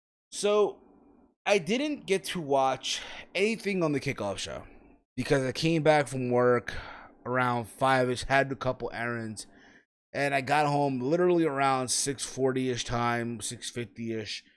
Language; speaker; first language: English; native; English